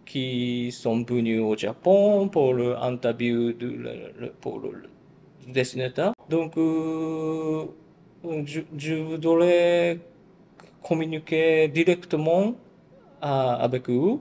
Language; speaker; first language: French; non-native, learner; Japanese